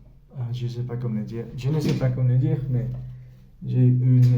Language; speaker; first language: French; non-native, learner; Spanish